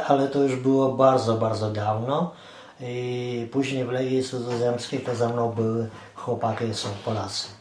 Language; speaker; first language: Polish; non-native, fluent; Ukrainian